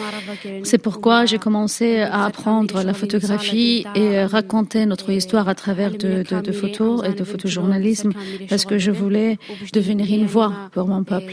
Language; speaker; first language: French; non-native, fluent; Kurdish